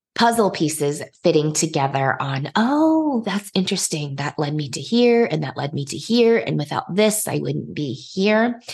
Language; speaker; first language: English; native; English